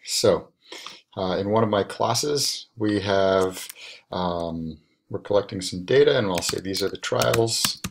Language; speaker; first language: English; native; English